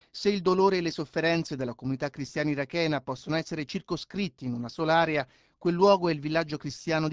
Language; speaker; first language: Italian; native; Italian